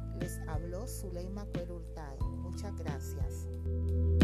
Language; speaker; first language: Spanish; native; Spanish